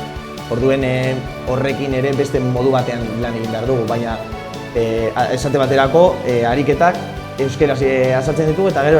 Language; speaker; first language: Basque; native; Basque